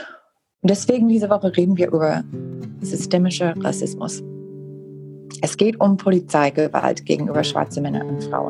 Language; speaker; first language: German; non-native, fluent; English